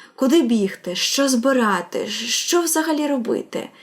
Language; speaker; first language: Ukrainian; non-native, local second language; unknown